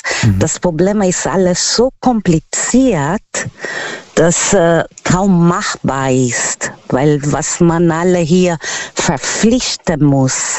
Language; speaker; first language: German; non-native, fluent; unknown